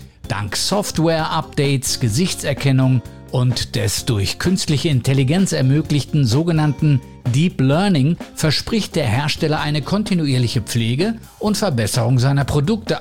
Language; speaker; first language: German; native; German